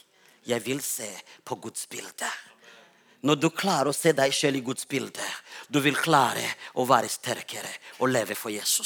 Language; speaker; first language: Norwegian; non-native, fluent; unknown